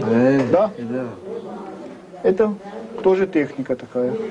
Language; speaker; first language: Russian; non-native, learner; French